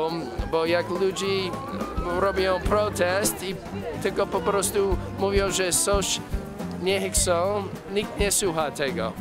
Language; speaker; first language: Polish; non-native, learner; English